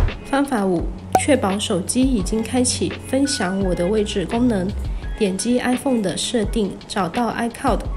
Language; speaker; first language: Chinese; native; Chinese